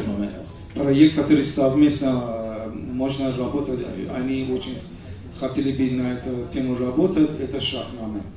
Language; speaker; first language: Russian; non-native, learner; Persian